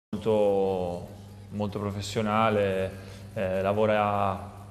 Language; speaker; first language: Italian; non-native, fluent; Albanian